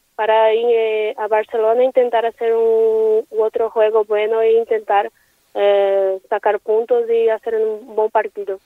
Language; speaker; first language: Spanish; non-native, learner; Portuguese